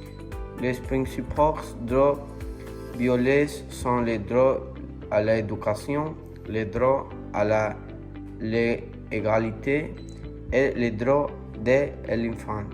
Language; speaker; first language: French; non-native, learner; Spanish